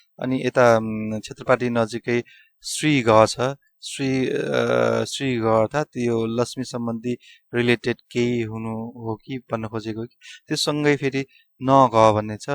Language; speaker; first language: Nepali; non-native, local second language; Newari